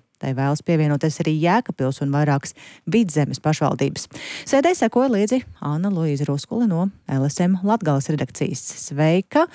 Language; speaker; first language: Latvian; native; Latvian